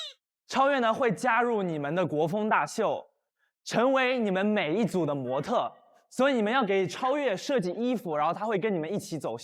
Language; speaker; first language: Chinese; native; Chinese